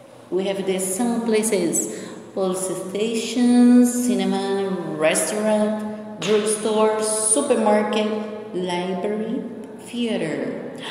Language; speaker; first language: English; non-native, fluent; Portuguese